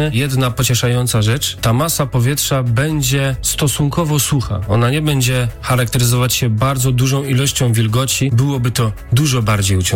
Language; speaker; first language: Polish; native; Polish